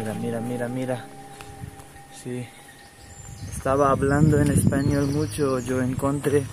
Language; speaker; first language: Spanish; non-native, learner; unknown